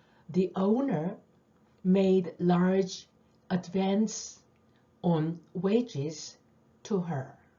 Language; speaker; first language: English; non-native, fluent; Korean